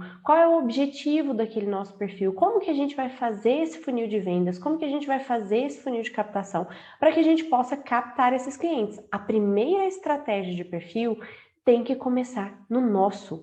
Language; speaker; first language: Portuguese; native; Portuguese